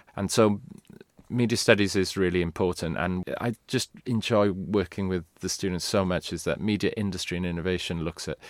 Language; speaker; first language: English; non-native, local second language; Welsh